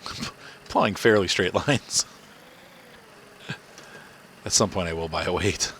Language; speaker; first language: English; native; English